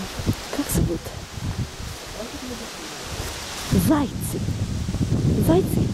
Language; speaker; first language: Russian; early bilingual, heritage; English